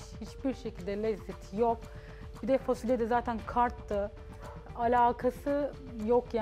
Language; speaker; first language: Turkish; native; Turkish